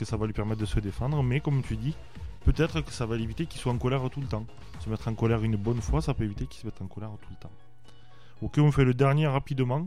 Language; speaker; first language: French; native; French